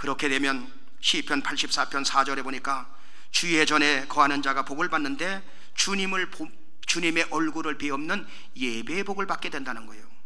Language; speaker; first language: Korean; native; Korean